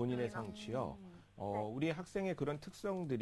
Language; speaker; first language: Korean; native; Korean